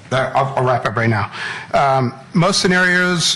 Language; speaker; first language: English; native; English